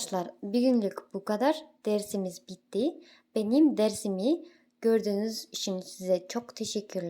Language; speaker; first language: Turkish; non-native, fluent; Kazakh